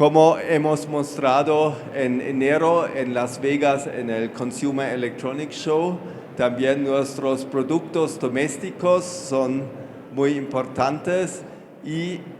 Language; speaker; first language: Spanish; non-native, fluent; German